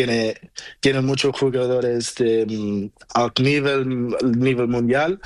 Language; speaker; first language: Spanish; non-native, learner; Portuguese